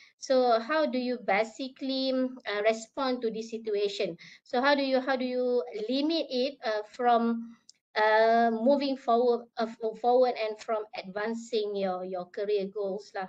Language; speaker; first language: English; non-native, local second language; Malay